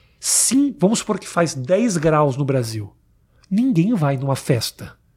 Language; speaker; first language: Portuguese; native; Portuguese